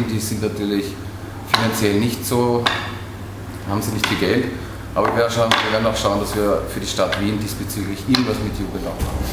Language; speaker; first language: German; native; German